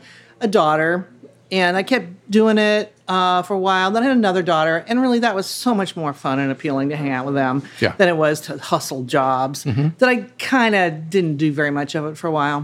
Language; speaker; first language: English; native; English